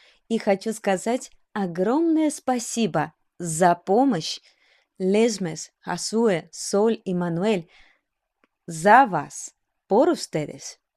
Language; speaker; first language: Russian; non-native, fluent; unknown